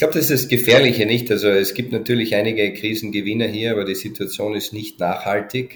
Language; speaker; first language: German; native; German